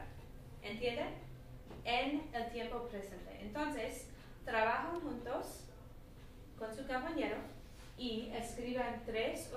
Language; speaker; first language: Spanish; non-native, learner; English